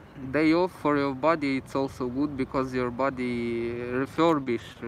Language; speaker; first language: English; non-native, learner; Russian